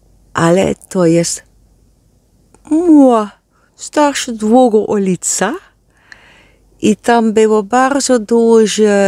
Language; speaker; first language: Polish; early bilingual, heritage; Polish